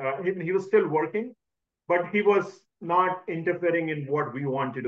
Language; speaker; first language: English; non-native, local second language; Hindi